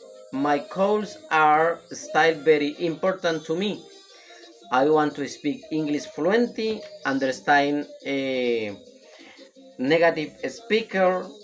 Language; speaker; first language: English; non-native, learner; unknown